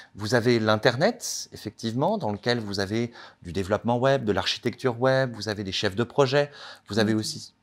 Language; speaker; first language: French; native; French